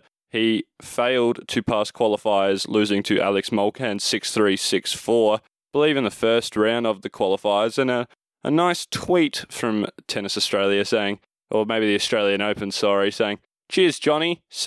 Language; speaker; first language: English; native; English